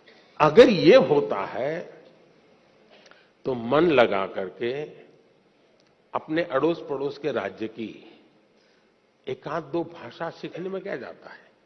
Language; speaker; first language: Hindi; non-native, local second language; Gujarati